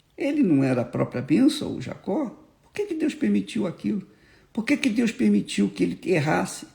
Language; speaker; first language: Portuguese; native; Portuguese